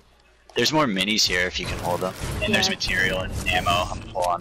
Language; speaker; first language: English; native; English